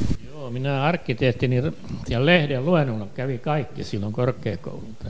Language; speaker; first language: Finnish; native; Finnish